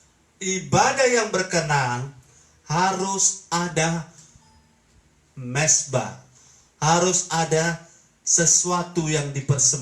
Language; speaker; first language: Indonesian; native; Indonesian